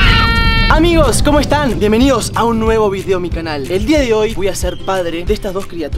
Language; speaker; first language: Spanish; native; Spanish